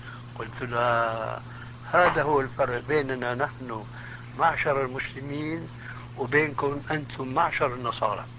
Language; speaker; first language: Arabic; early bilingual, other home language; Albanian